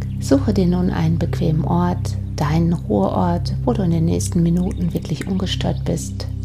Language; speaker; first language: German; native; German